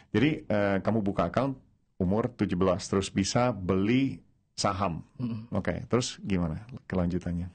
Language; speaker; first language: Indonesian; non-native, fluent; Dutch